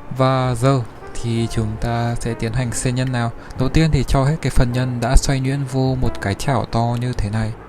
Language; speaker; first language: Vietnamese; native; Vietnamese